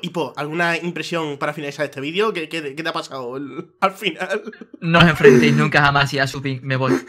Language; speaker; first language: Spanish; native; Spanish